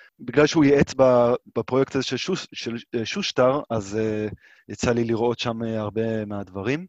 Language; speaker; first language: Hebrew; native; Hebrew